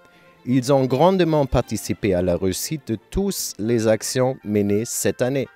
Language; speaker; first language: French; non-native, learner; German